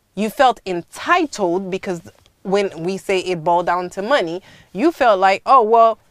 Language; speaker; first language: English; early bilingual, other home language; Haitian Creole